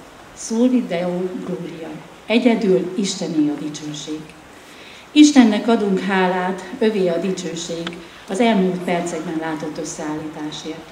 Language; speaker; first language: Hungarian; native; Hungarian